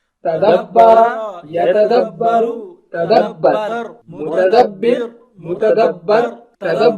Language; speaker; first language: Arabic; non-native, learner; Urdu